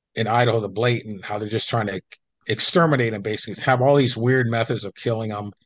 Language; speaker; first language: English; native; English